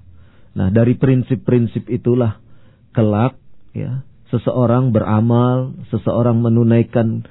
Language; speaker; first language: Indonesian; native; Indonesian